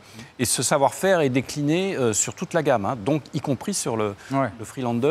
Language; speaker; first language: French; native; French